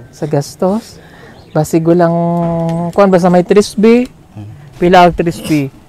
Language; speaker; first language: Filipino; non-native, local second language; Cebuano